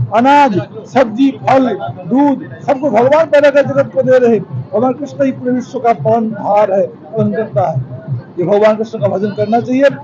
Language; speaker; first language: Hindi; non-native, local second language; Punjabi